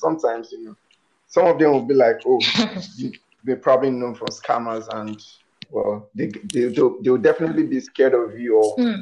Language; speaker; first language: English; non-native, local second language; Yoruba